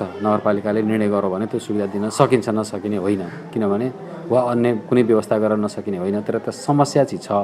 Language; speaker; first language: Nepali; native; Nepali